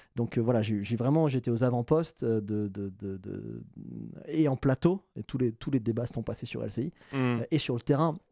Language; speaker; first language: French; native; French